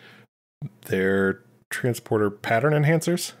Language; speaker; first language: English; native; English